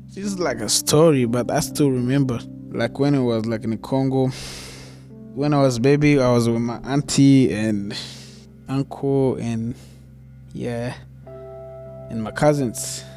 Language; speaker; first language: English; non-native, local second language; Kinyarwanda